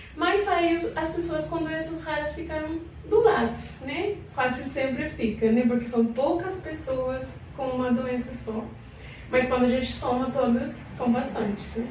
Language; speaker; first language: Portuguese; non-native, fluent; Spanish